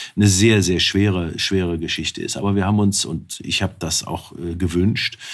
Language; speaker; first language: German; native; German